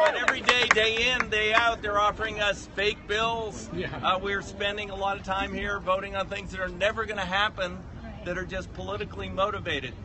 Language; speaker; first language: English; native; English